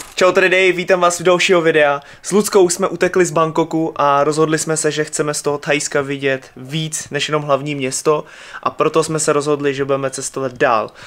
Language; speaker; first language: Czech; early bilingual, other home language; Vietnamese